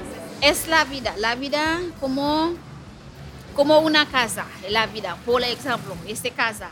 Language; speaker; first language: Spanish; non-native, learner; Haitian Creole